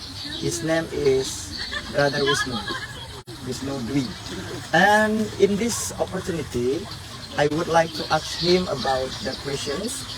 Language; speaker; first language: English; non-native, fluent; Indonesian